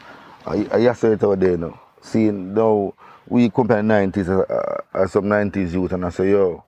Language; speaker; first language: English; non-native, local second language; Jamaican Creole English